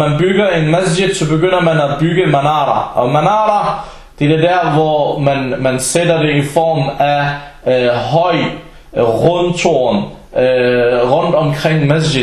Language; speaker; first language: Danish; early bilingual, other home language; Arabic